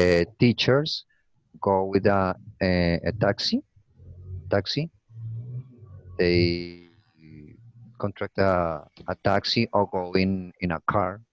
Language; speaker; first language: English; non-native, learner; Spanish